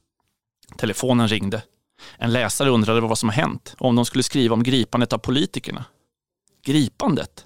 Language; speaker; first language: Swedish; native; Swedish